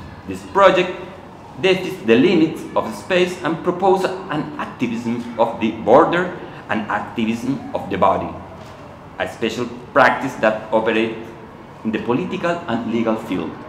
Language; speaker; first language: English; non-native, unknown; Spanish